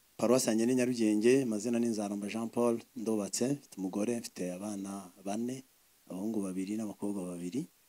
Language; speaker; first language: Kinyarwanda; early bilingual, heritage; Kinyarwanda